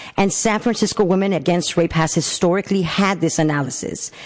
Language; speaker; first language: English; native; English